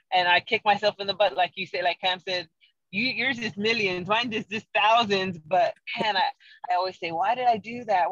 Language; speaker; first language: English; native; English